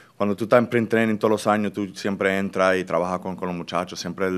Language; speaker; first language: Spanish; early bilingual, heritage; Spanish